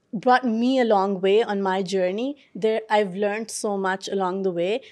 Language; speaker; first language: English; non-native, local second language; Urdu